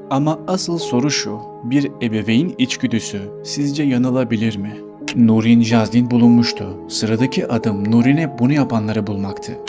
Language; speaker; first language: Turkish; native; Turkish